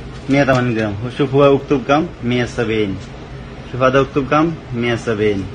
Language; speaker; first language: Arabic; non-native, learner; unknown